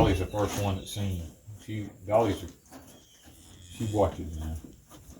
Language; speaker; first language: English; native; English